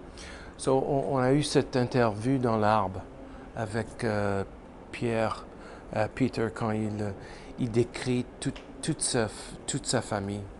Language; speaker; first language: French; non-native, learner; English